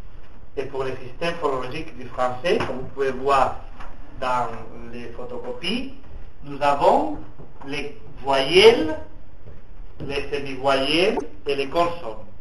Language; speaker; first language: French; non-native, fluent; Spanish